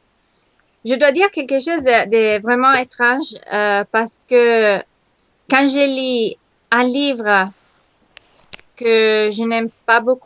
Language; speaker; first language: French; non-native, learner; Italian